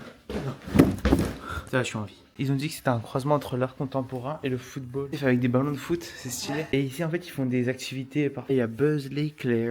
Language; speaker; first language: French; native; French